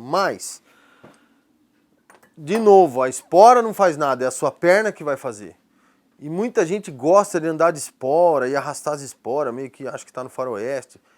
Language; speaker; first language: Portuguese; native; Portuguese